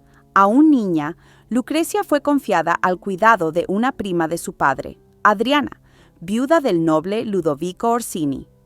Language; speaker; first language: Spanish; native; Spanish